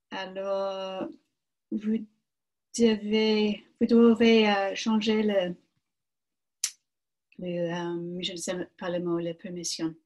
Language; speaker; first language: French; non-native, learner; English